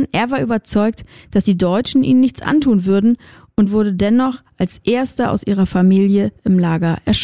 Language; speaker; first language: German; native; German